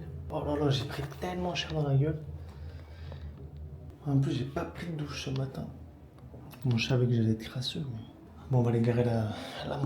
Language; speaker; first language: French; native; French